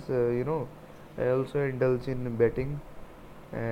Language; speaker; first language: English; non-native, local second language; Hindi